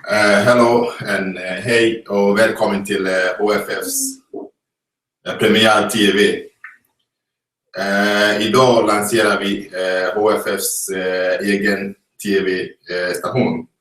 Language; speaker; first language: Swedish; non-native, fluent; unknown